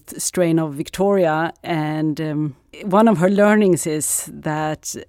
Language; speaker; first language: English; non-native, fluent; Swedish